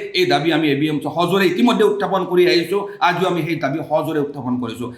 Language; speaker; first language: Assamese; non-native, local second language; Bangla